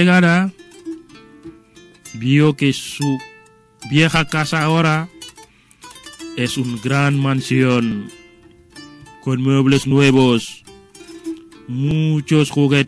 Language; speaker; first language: Spanish; non-native, fluent; Wolof